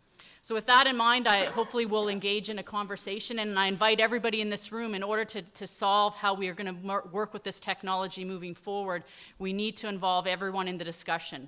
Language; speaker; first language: English; native; English